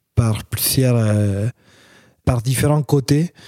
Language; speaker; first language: French; non-native, fluent; Spanish